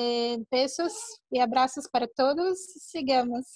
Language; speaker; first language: Spanish; non-native, fluent; Portuguese